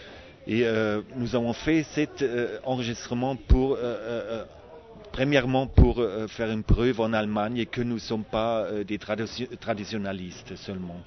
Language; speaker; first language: French; non-native, fluent; German